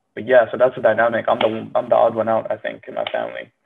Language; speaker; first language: English; non-native, fluent; Arabic